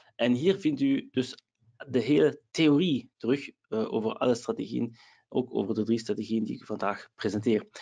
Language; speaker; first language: Dutch; non-native, local second language; German